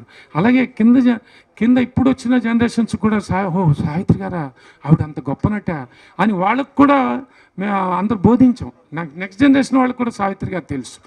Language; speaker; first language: Telugu; native; Telugu